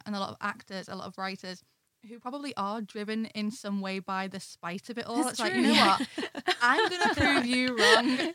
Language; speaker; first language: English; native; English